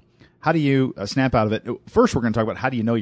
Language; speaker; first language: English; native; English